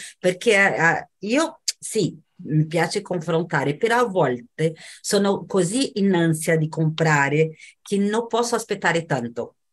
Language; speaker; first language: Italian; non-native, fluent; Portuguese